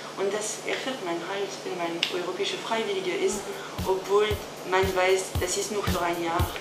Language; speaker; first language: German; non-native, fluent; French